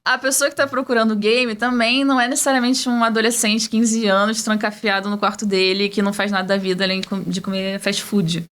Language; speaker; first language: Portuguese; early bilingual, heritage; Portuguese